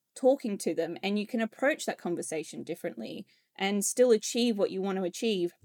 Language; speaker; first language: English; native; English